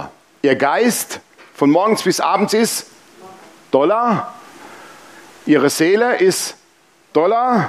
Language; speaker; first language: German; native; German